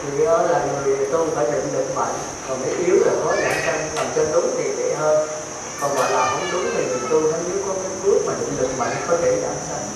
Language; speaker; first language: Vietnamese; native; Vietnamese